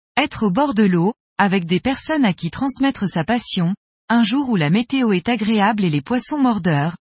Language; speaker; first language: French; native; French